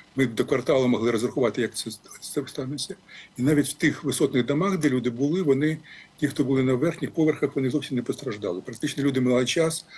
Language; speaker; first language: Ukrainian; native; Ukrainian